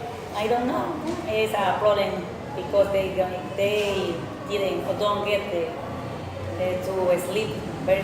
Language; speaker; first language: English; non-native, learner; Spanish